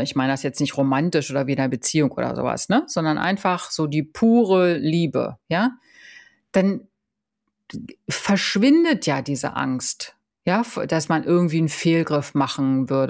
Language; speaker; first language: German; native; German